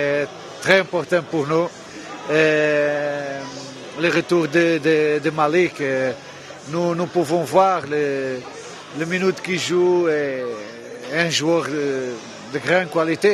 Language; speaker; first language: French; non-native, fluent; Portuguese